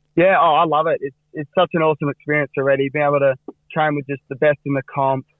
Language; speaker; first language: English; native; English